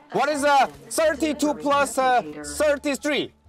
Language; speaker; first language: English; non-native, learner; Korean